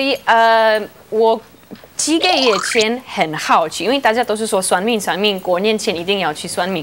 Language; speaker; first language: Chinese; non-native, fluent; Polish